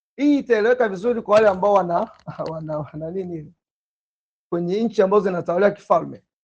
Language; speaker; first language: Swahili; native; Swahili